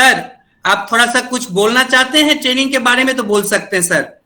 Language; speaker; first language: Hindi; non-native, local second language; Bangla